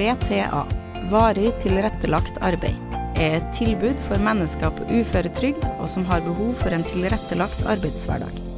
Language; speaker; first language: Norwegian; native; Norwegian